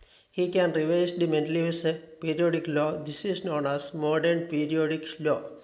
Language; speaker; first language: English; non-native, local second language; Malayalam